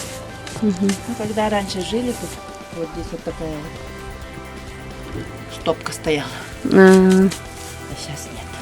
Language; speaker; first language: Russian; non-native, local second language; Yakut